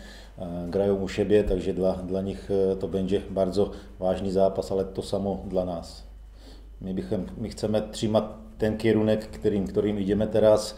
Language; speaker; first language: Polish; non-native, learner; Czech